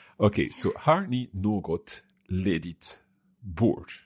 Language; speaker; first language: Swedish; non-native, learner; English